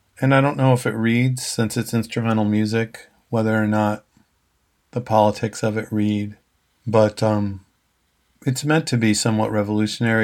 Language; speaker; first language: English; native; English